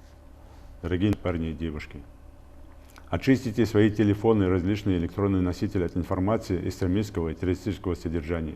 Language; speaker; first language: Russian; non-native, local second language; Ingush